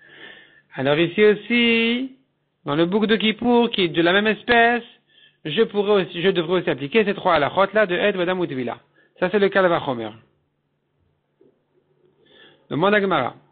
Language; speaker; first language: French; native; French